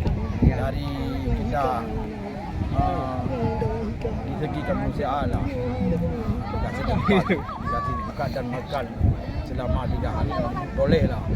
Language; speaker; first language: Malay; non-native, local second language; Achinese